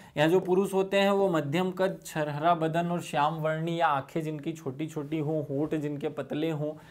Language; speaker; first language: Hindi; native; Hindi